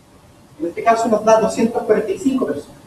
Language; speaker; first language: Spanish; native; Spanish